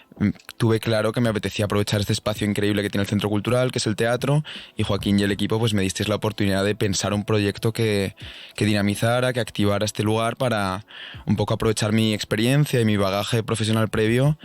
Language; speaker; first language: Spanish; native; Spanish